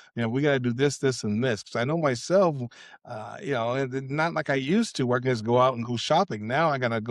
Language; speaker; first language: English; native; English